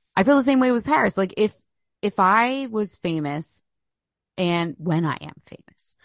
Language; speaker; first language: English; native; English